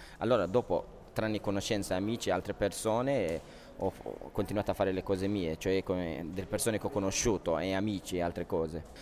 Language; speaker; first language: Italian; non-native, fluent; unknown